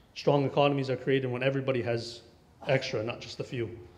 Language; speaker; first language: English; native; English